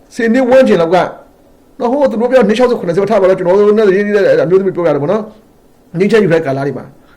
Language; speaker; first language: Burmese; native; Burmese